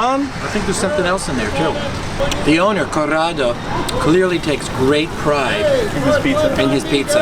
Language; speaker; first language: English; native; English